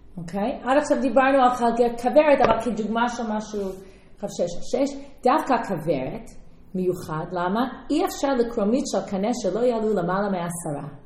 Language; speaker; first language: Hebrew; non-native, fluent; English